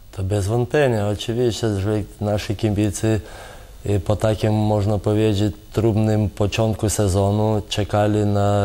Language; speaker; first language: Polish; non-native, fluent; Lithuanian